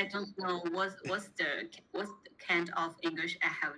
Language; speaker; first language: English; non-native, learner; Chinese